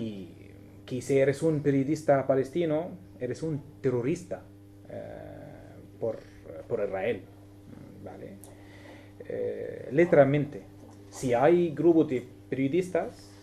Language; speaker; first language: Spanish; non-native, learner; Arabic